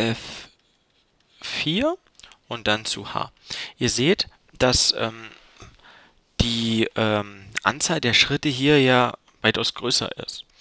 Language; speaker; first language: German; native; German